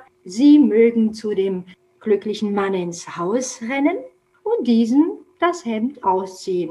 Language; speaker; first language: German; non-native, fluent; Romanian